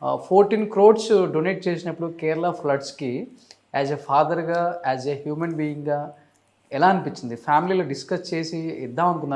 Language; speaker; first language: Telugu; native; Telugu